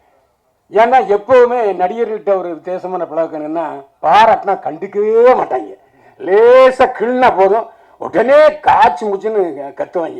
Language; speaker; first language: Tamil; native; Tamil